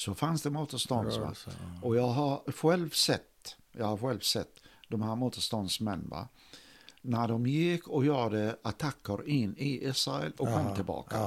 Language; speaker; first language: Swedish; non-native, fluent; Arabic